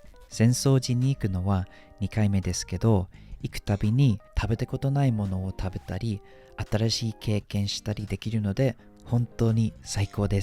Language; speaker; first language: Japanese; non-native, fluent; English